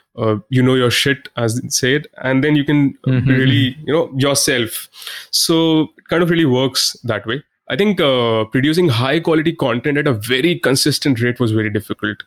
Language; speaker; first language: English; non-native, local second language; Hindi